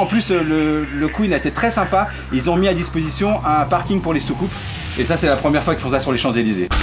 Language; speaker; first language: French; native; French